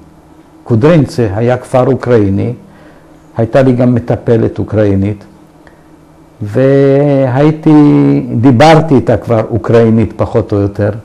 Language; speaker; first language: Hebrew; early bilingual, other home language; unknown